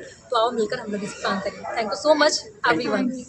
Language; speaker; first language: Hindi; native; Hindi